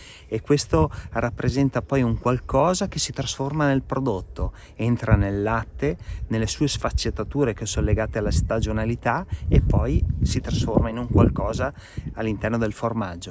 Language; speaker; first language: Italian; native; Italian